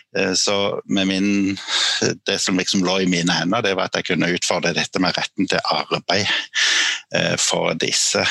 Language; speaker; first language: Norwegian; native; Norwegian